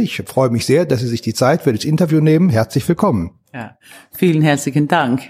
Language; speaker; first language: German; non-native, fluent; Italian